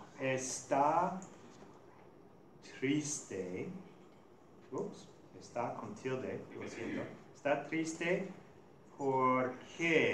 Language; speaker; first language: Spanish; non-native, fluent; English